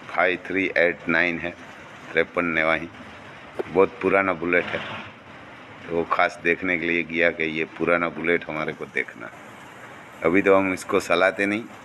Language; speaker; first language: Hindi; non-native, local second language; Gujarati